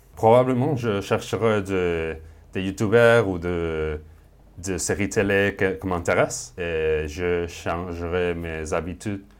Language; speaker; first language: French; non-native, fluent; Spanish